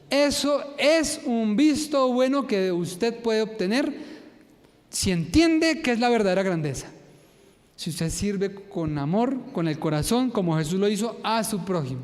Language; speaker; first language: Spanish; native; Spanish